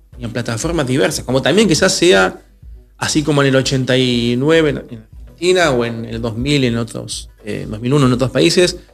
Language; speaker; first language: Spanish; native; Spanish